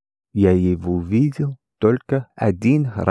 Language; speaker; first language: Russian; non-native, learner; English